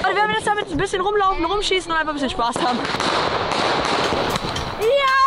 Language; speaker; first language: German; native; German